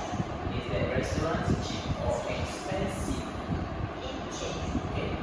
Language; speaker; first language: English; non-native, fluent; Vietnamese